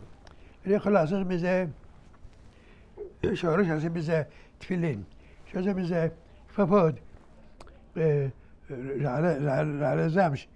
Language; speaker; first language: Hebrew; early bilingual, other home language; Arabic